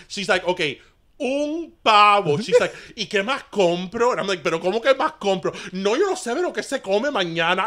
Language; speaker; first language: Spanish; early bilingual, heritage; Spanish